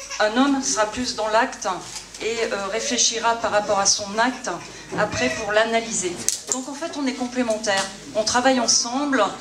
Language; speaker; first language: French; native; French